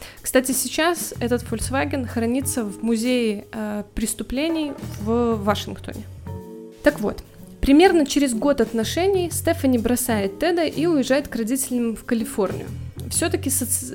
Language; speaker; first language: Russian; native; Russian